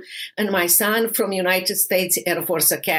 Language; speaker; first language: English; non-native, fluent; Romanian